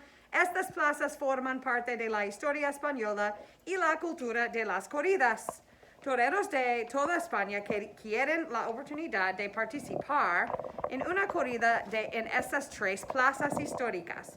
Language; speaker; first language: Spanish; non-native, fluent; English